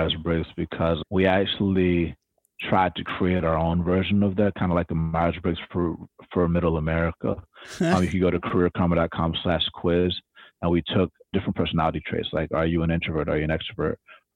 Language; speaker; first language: English; native; English